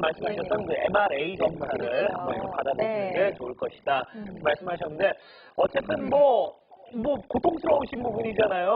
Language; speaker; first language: Korean; native; Korean